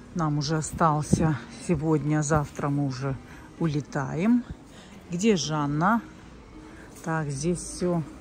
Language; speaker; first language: Russian; native; Russian